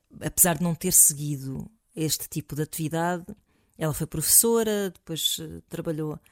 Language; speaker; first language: Portuguese; native; Portuguese